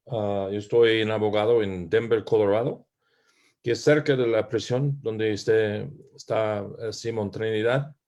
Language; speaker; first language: Spanish; non-native, learner; English